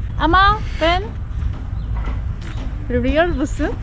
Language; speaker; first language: Turkish; non-native, learner; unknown